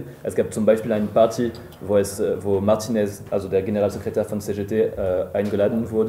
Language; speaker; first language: German; non-native, fluent; French